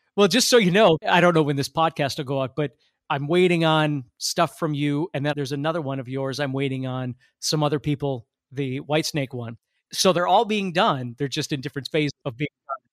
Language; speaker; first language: English; native; English